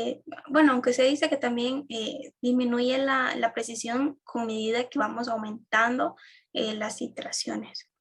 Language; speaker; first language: Spanish; native; Spanish